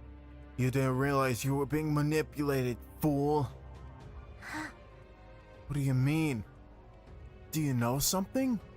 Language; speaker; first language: English; native; English